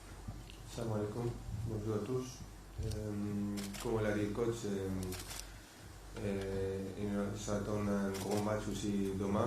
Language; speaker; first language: French; non-native, fluent; Spanish